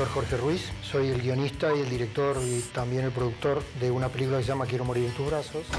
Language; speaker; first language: Spanish; native; Spanish